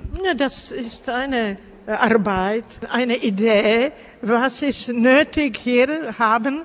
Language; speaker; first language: German; non-native, learner; Czech